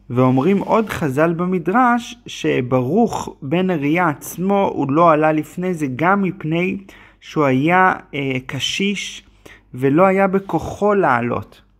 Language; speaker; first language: Hebrew; native; Hebrew